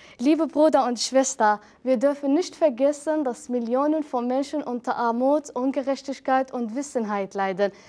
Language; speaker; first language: German; non-native, fluent; Arabic